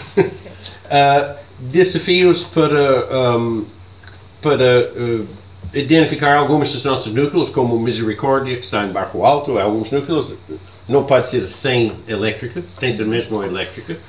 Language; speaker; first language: Portuguese; non-native, learner; English